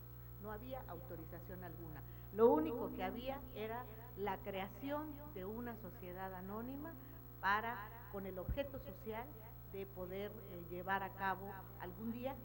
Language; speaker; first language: Spanish; native; Spanish